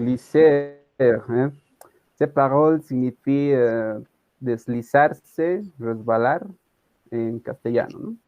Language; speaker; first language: French; non-native, learner; Spanish